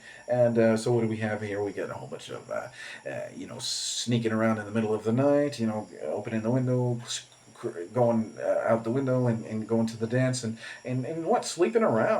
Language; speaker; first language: English; native; English